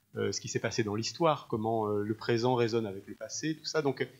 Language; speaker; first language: French; native; French